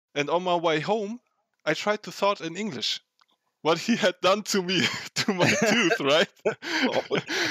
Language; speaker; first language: English; non-native, fluent; German